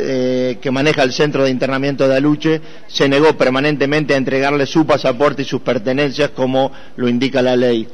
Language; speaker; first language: Spanish; native; Spanish